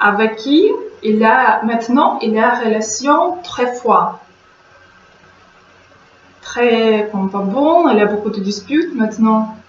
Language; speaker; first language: French; non-native, fluent; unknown